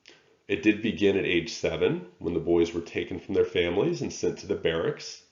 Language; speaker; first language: English; native; English